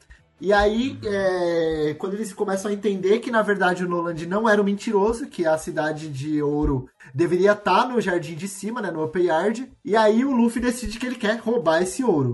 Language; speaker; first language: Portuguese; native; Portuguese